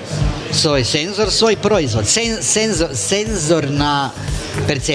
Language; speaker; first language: Croatian; native; Croatian